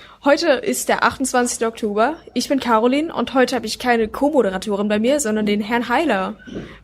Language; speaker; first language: German; native; German